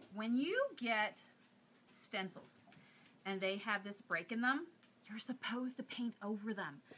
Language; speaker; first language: English; native; English